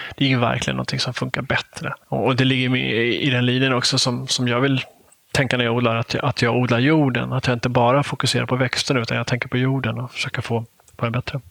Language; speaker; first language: Swedish; native; Swedish